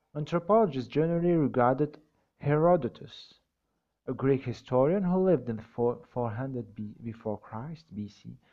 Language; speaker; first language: English; non-native, fluent; Arabic